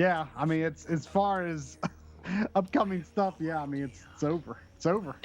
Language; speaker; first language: English; native; English